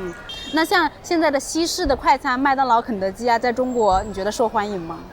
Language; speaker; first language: Chinese; native; Chinese